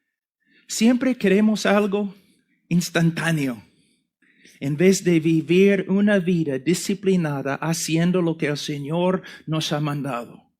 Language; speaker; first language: Spanish; non-native, fluent; English